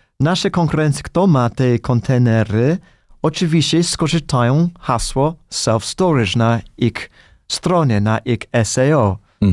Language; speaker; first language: Polish; non-native, fluent; English